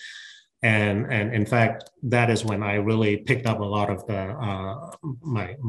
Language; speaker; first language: English; non-native, local second language; Min Nan Chinese